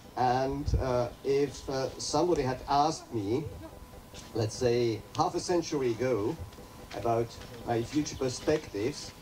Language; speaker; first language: English; non-native, fluent; Czech